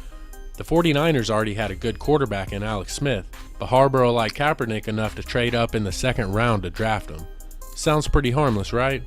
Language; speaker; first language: English; native; English